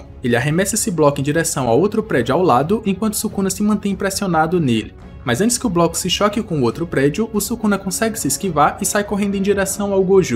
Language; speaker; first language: Portuguese; native; Portuguese